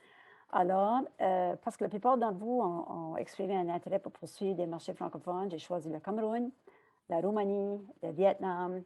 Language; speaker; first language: French; native; French